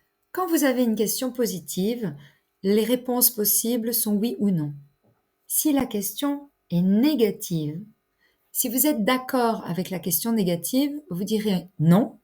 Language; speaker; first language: French; native; French